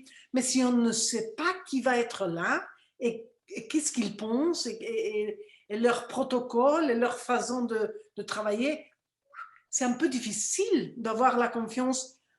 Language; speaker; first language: French; non-native, fluent; Spanish